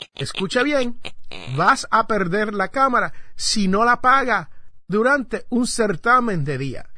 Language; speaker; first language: Spanish; native; Spanish